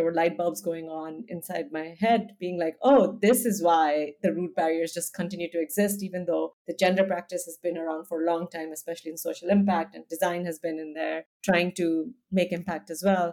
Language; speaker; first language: English; non-native, local second language; Hindi